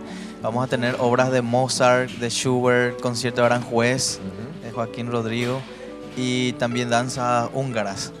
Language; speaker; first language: Spanish; native; Spanish